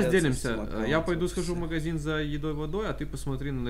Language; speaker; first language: Russian; native; Russian